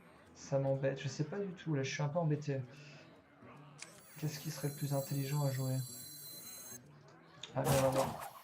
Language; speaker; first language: French; native; French